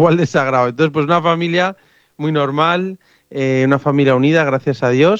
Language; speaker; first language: Spanish; native; Spanish